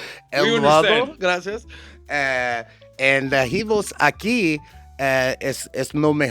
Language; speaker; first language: Spanish; non-native, learner; English